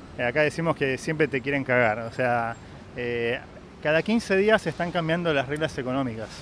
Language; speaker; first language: Spanish; native; Spanish